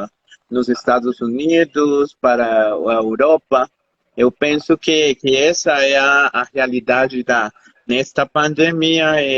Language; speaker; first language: Portuguese; non-native, fluent; Spanish